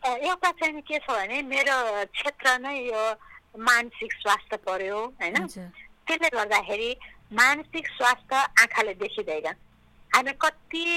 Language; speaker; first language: Nepali; native; Nepali